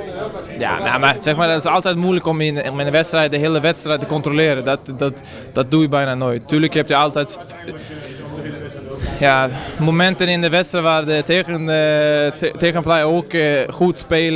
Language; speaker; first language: Dutch; non-native, fluent; Swedish